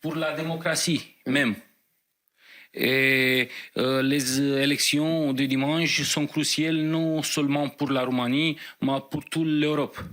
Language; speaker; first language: French; non-native, fluent; Romanian